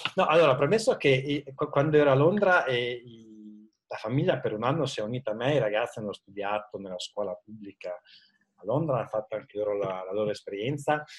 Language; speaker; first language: Italian; native; Italian